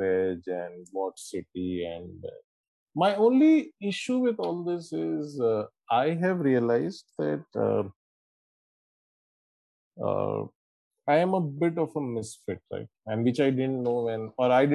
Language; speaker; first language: English; non-native, local second language; Gujarati